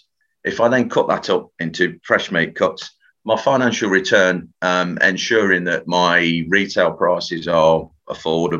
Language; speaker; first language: English; native; English